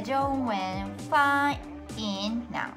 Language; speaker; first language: Chinese; non-native, learner; Japanese